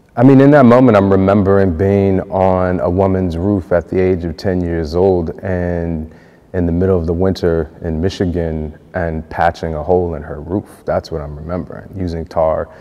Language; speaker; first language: English; native; English